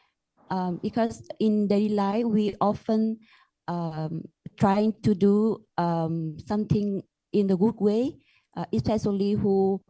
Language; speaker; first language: English; non-native, learner; Vietnamese